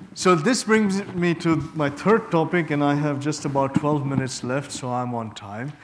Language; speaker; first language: English; non-native, local second language; Bangla